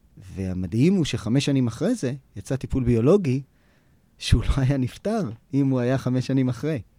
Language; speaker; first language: Hebrew; native; Hebrew